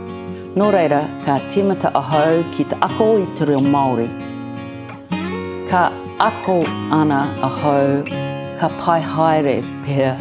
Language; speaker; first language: Māori; non-native, learner; English